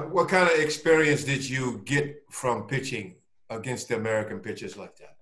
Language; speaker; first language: English; native; English